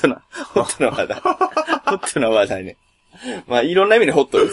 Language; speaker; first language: Japanese; native; Japanese